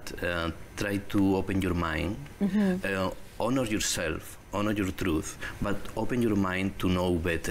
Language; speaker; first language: English; non-native, learner; Spanish